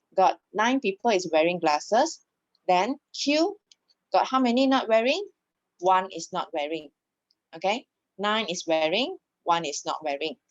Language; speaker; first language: English; non-native, local second language; Malay